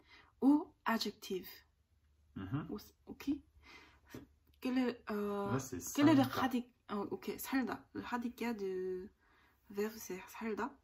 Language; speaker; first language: French; non-native, learner; Korean